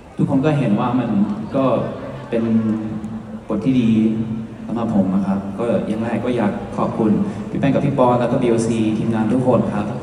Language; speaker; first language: Thai; early bilingual, heritage; Thai